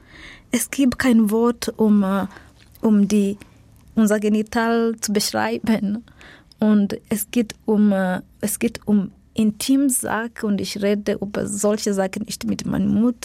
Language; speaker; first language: German; non-native, learner; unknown